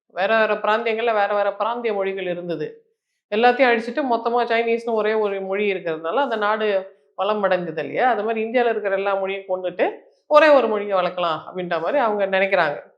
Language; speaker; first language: Tamil; native; Tamil